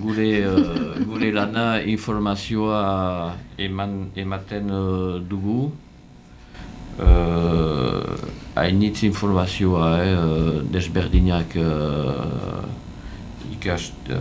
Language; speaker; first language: Basque; non-native, learner; French